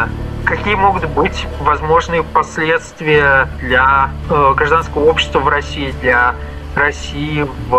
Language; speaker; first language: Russian; native; Russian